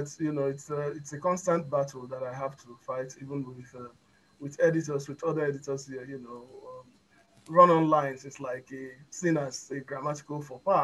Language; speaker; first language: English; non-native, local second language; Igbo